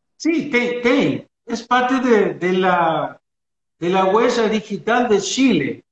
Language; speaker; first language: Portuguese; non-native, learner; Spanish